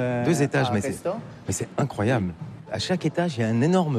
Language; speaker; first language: French; native; French